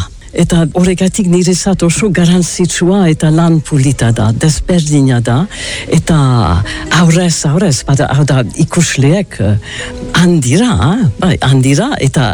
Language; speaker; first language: Basque; early bilingual, heritage; English